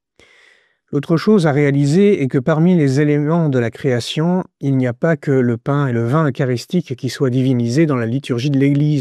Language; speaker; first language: French; native; French